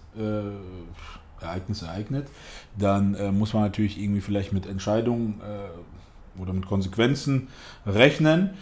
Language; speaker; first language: German; early bilingual, other home language; Russian